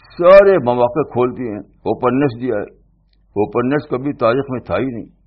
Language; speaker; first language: Urdu; native; Urdu